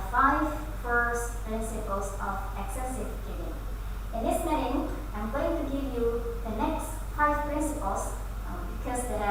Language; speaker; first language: English; non-native, fluent; Indonesian